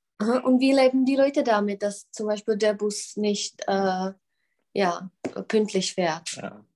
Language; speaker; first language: German; non-native, fluent; Czech